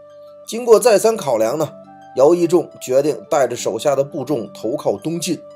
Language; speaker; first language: Chinese; native; Chinese